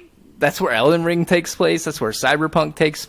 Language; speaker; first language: English; native; English